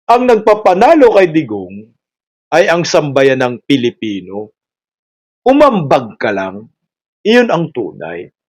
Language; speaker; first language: Filipino; non-native, local second language; Cebuano